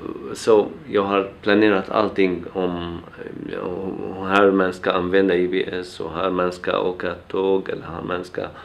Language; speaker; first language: Swedish; non-native, fluent; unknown